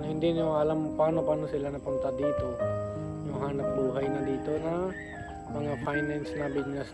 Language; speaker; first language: Filipino; non-native, learner; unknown